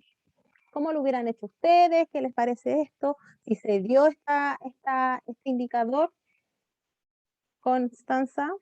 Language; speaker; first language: Spanish; native; Spanish